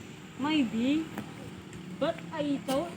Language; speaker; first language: English; non-native, learner; Indonesian